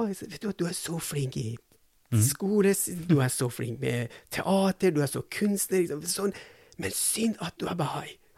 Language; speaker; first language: Norwegian; non-native, fluent; Persian